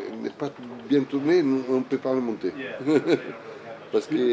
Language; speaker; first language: French; non-native, learner; Italian